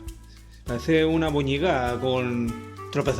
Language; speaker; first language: Spanish; native; Spanish